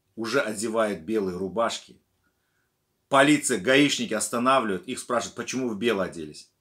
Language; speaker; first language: Russian; non-native, local second language; Turkmen